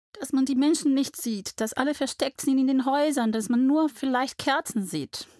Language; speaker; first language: German; non-native, fluent; Portuguese